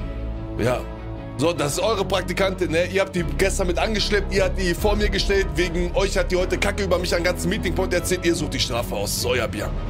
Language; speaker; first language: German; native; German